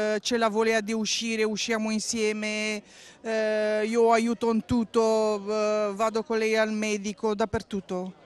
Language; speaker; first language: Italian; non-native, learner; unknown